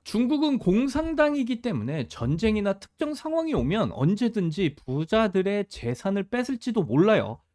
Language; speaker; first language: Korean; native; Korean